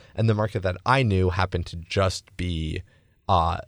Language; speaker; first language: English; native; English